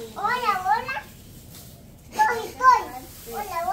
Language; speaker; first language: Spanish; native; Spanish